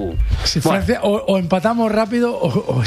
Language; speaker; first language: Spanish; native; Spanish